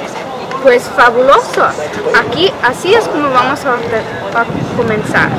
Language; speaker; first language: Spanish; non-native, learner; English